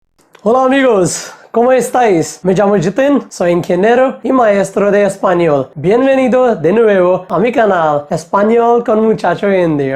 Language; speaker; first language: Spanish; non-native, learner; Hindi